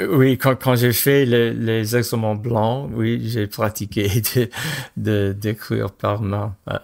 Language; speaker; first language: French; non-native, fluent; English